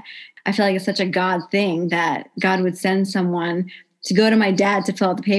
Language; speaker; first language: English; native; English